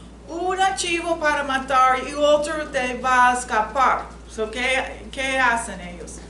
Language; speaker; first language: Spanish; non-native, fluent; English